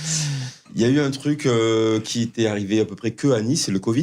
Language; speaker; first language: French; native; French